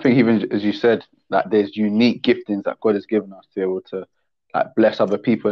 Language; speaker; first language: English; native; English